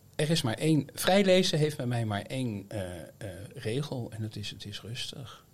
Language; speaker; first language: Dutch; native; Dutch